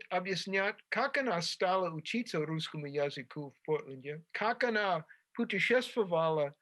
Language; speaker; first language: Russian; non-native, fluent; English